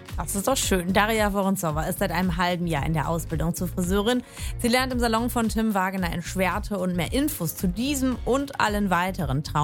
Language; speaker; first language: German; native; German